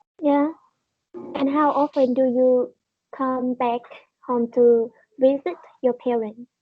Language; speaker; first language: English; non-native, learner; Vietnamese